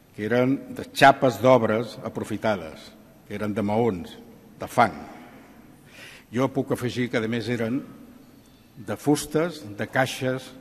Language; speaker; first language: Catalan; non-native, local second language; Spanish